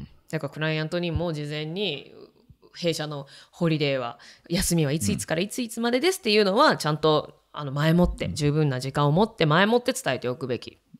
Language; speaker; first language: Japanese; native; Japanese